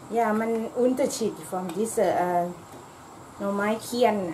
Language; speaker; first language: German; non-native, learner; Thai